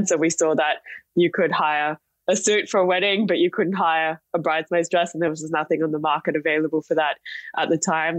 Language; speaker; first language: English; native; English